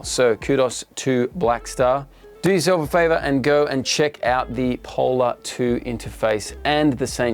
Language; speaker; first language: English; native; English